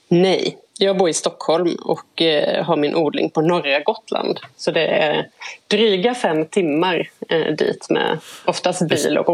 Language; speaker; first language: Swedish; native; Swedish